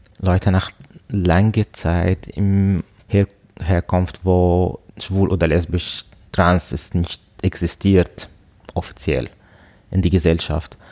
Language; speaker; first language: German; non-native, learner; Arabic